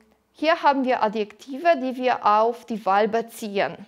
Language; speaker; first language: German; non-native, fluent; Polish